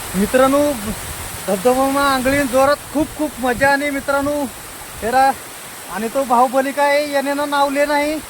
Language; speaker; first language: Marathi; non-native, local second language; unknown